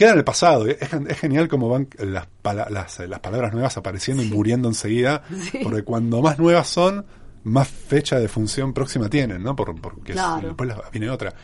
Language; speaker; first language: Spanish; native; Spanish